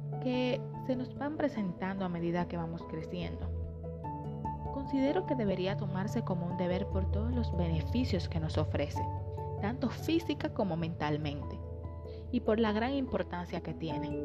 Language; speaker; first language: Spanish; native; Spanish